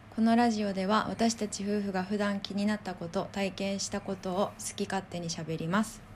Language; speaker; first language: Japanese; native; Japanese